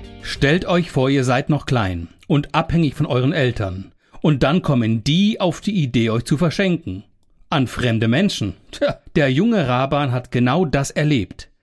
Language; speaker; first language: German; native; German